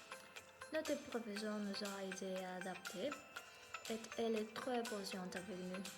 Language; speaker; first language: French; non-native, learner; Spanish